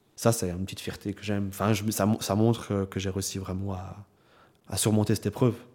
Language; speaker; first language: French; native; French